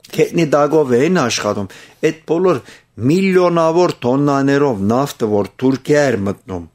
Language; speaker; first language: Armenian; early bilingual, heritage; Armenian